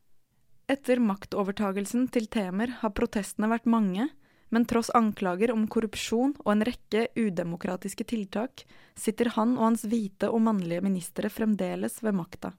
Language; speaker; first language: Norwegian; native; Norwegian